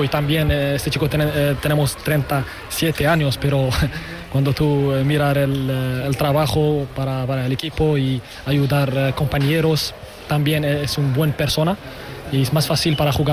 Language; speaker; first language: Spanish; non-native, learner; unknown